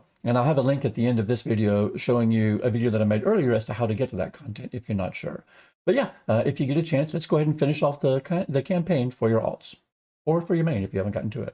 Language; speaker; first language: English; native; English